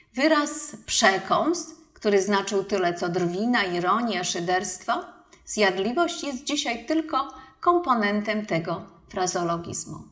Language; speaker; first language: Polish; native; Polish